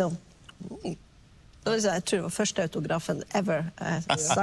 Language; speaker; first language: Norwegian; native; Norwegian